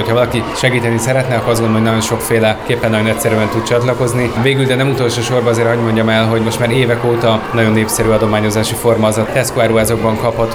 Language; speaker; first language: Hungarian; native; Hungarian